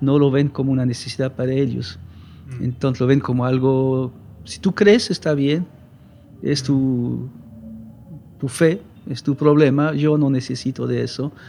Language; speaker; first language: Spanish; non-native, fluent; French